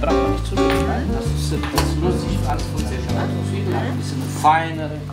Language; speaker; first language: German; non-native, fluent; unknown